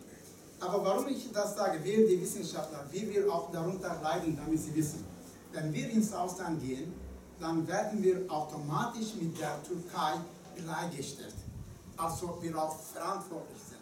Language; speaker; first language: German; non-native, fluent; Turkish